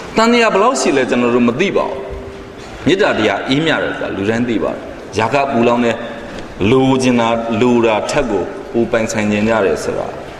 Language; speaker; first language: Burmese; native; Burmese